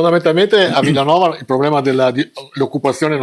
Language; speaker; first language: Italian; native; Italian